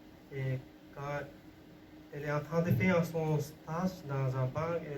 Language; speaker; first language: French; non-native, learner; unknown